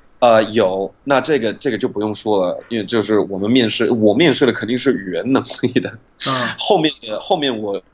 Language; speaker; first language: Chinese; non-native, fluent; English